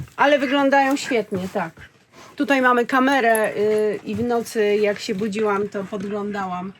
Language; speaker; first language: Polish; native; Polish